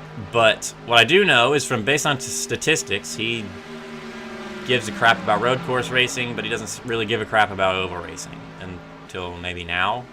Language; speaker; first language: English; native; English